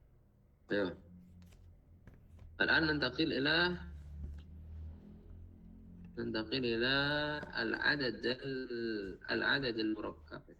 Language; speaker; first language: Arabic; non-native, fluent; Indonesian